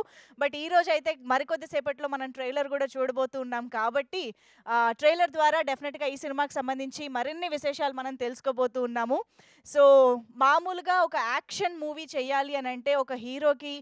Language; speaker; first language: Telugu; native; Telugu